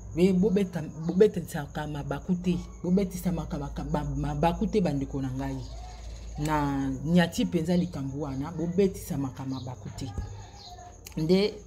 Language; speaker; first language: Lingala; non-native, local second language; Kongo